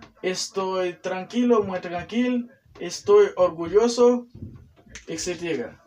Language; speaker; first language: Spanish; non-native, learner; Haitian Creole